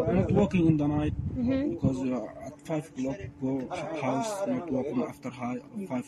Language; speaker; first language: English; non-native, learner; Arabic